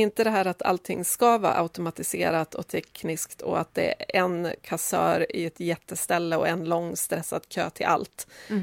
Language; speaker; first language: Swedish; native; Swedish